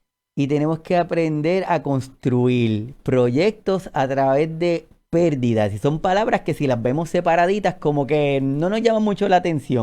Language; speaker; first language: Spanish; native; Spanish